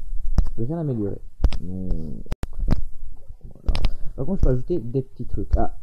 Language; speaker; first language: French; native; French